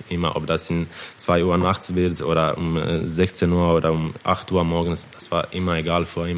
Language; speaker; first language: German; non-native, fluent; Croatian